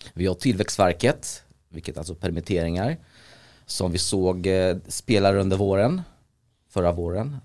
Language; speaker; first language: Swedish; early bilingual, other home language; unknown